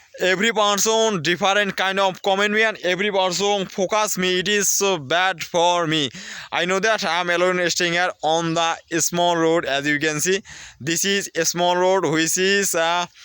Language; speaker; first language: English; non-native, learner; Bangla